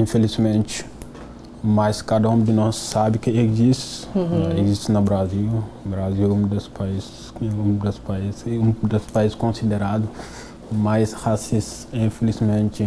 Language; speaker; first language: Portuguese; non-native, fluent; Wolof